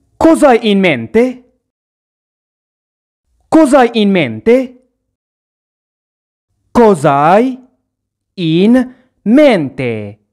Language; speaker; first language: Italian; non-native, fluent; Arabic